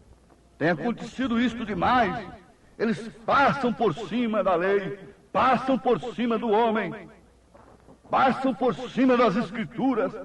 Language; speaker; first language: Portuguese; native; Portuguese